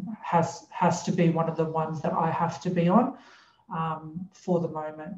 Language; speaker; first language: English; native; English